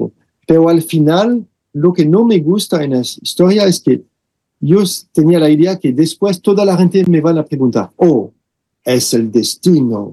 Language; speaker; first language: Spanish; non-native, fluent; French